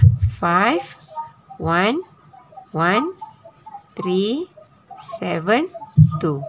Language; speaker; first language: English; non-native, local second language; Malay